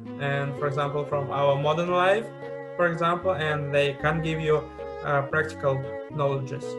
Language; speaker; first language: English; non-native, fluent; Russian